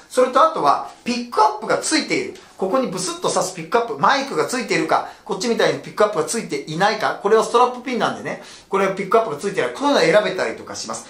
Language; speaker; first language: Japanese; native; Japanese